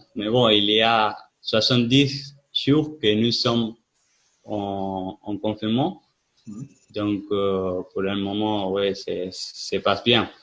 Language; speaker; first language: French; non-native, fluent; Spanish